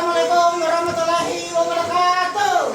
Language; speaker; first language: Indonesian; native; Indonesian